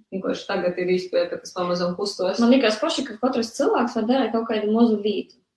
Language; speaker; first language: Latvian; native; Latvian